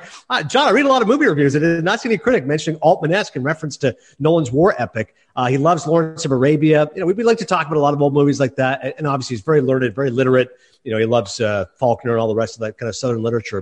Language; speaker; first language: English; native; English